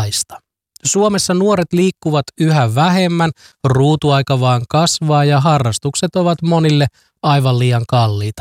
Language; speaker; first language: Finnish; native; Finnish